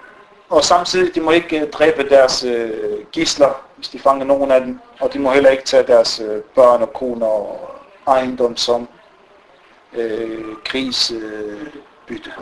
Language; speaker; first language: Danish; non-native, fluent; Arabic